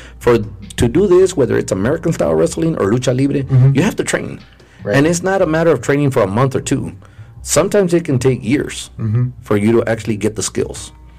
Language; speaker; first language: English; early bilingual, other home language; Spanish